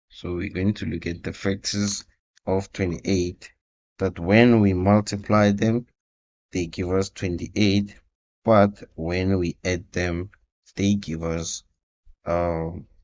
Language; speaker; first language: English; non-native, local second language; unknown